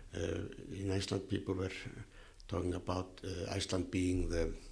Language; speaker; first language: English; non-native, fluent; Icelandic